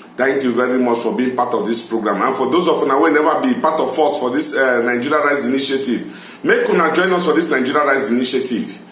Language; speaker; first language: Nigerian Pidgin; non-native, local second language; Igbo